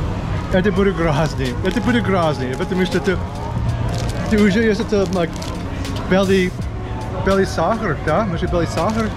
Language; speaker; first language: Russian; non-native, learner; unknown